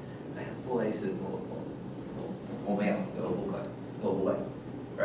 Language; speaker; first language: Chinese; non-native, learner; English